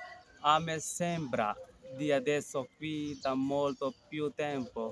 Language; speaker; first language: Italian; early bilingual, other home language; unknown